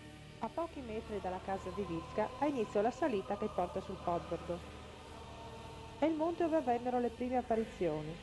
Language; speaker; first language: Italian; native; Italian